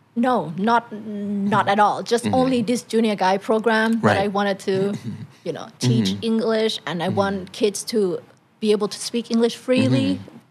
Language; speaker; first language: English; non-native, fluent; Thai